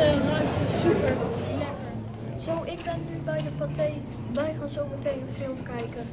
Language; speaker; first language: Dutch; native; Dutch